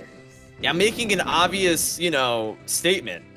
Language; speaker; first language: English; native; English